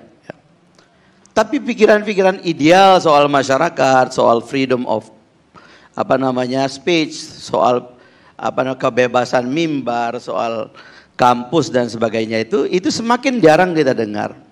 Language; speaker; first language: Indonesian; native; Indonesian